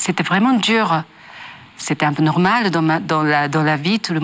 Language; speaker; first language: French; non-native, learner; Japanese